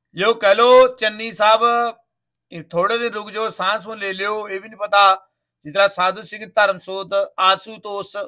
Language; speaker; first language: Hindi; non-native, local second language; Punjabi